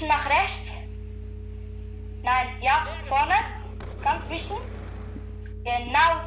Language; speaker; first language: German; non-native, fluent; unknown